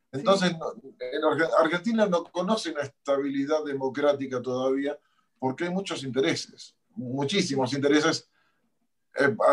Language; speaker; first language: Spanish; native; Spanish